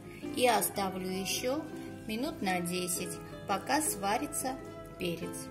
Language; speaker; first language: Russian; non-native, fluent; Armenian